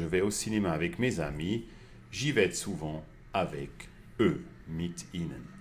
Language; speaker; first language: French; non-native, fluent; German